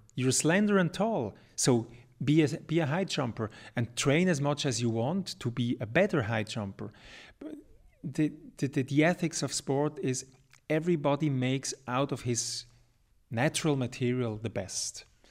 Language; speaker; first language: English; non-native, fluent; German